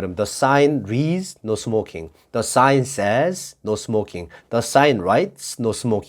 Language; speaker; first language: English; non-native, fluent; Korean